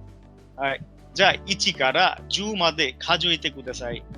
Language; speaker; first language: Japanese; non-native, fluent; Bangla